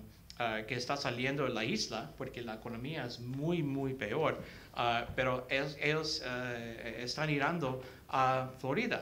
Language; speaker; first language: Spanish; early bilingual, heritage; Spanish